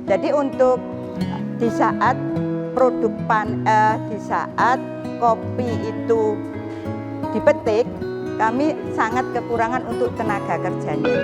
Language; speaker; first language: Indonesian; non-native, local second language; Javanese